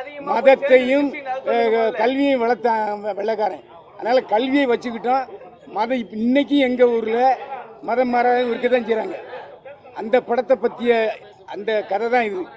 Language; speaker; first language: Tamil; native; Tamil